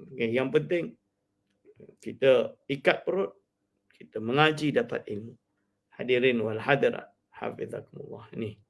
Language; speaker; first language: Malay; native; Malay